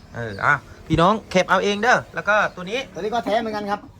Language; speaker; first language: Thai; non-native, local second language; Northern Khmer